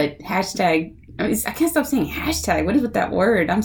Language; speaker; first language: English; early bilingual, other home language; Spanish